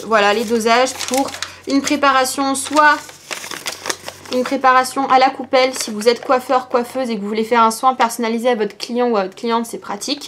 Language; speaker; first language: French; native; French